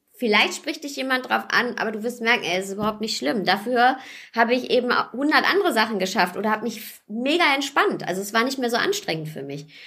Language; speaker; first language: German; early bilingual, other home language; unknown